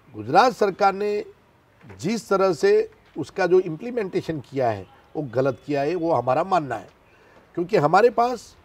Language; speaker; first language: Hindi; non-native, local second language; Gujarati